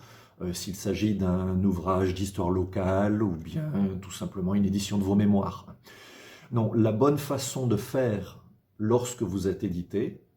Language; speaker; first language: French; native; French